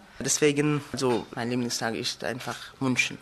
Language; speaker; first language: German; non-native, fluent; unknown